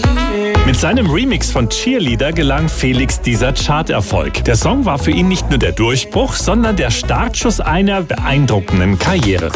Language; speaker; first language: German; native; German